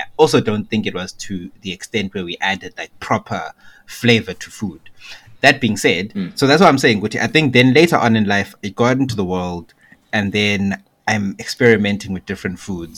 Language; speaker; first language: English; non-native, local second language; Shona